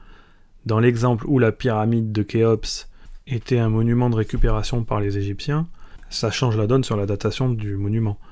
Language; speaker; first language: French; native; French